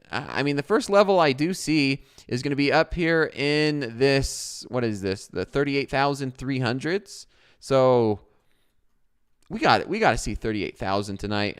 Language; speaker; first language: English; native; English